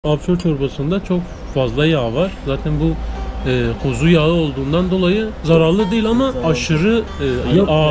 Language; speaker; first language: Turkish; native; Turkish